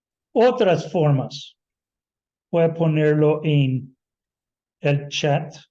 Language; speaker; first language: Spanish; non-native, fluent; English